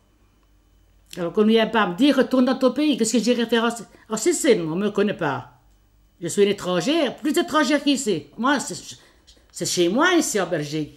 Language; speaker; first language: French; early bilingual, other home language; Italian